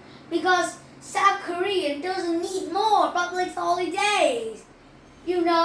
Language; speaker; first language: English; non-native, learner; Vietnamese